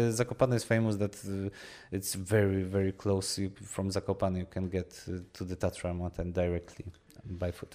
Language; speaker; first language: English; non-native, fluent; Polish